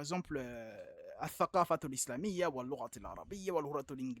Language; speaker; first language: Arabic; non-native, fluent; French